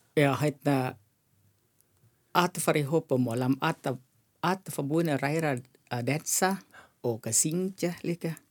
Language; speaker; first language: Icelandic; non-native, learner; Thai